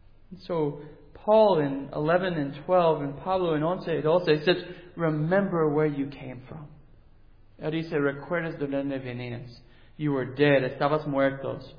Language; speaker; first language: English; native; English